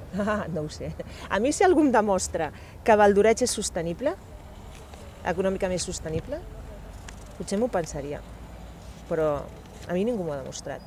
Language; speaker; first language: Catalan; non-native, local second language; Spanish